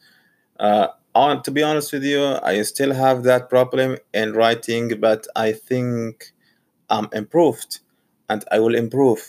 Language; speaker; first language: English; non-native, learner; Arabic